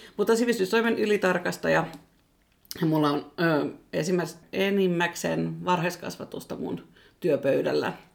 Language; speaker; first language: Finnish; non-native, local second language; Swedish